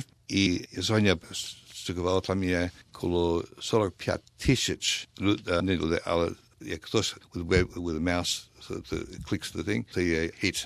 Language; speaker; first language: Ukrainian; early bilingual, heritage; Ukrainian